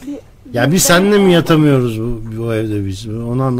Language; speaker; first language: Turkish; native; Turkish